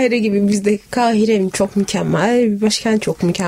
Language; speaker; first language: Turkish; non-native, fluent; Arabic